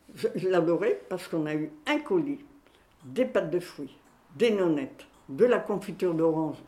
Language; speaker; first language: French; native; French